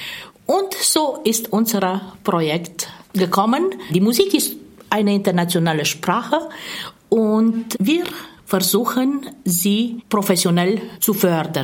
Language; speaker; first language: German; non-native, fluent; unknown